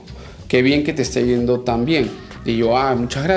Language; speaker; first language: Spanish; native; Spanish